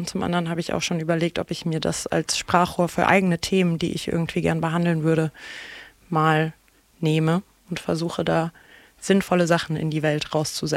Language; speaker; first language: German; native; German